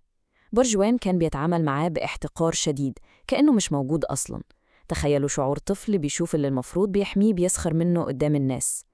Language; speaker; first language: Arabic; native; Arabic